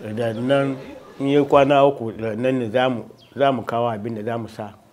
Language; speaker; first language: Hausa; non-native, local second language; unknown